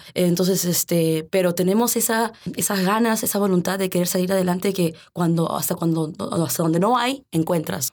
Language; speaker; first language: Spanish; early bilingual, heritage; Spanish